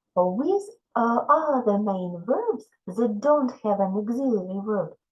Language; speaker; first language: English; non-native, fluent; Ukrainian